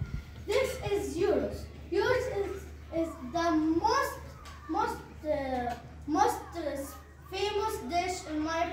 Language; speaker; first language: English; non-native, learner; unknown